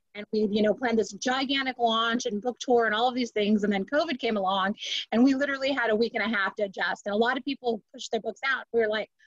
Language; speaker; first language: English; native; English